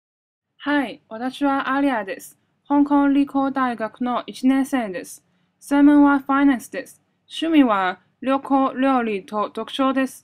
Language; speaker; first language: Japanese; non-native, learner; Cantonese